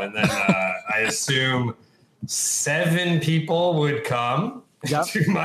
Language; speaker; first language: English; native; English